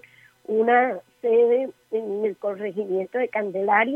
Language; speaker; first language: Spanish; native; Spanish